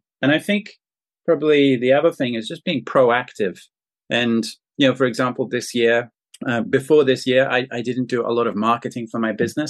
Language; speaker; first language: English; native; English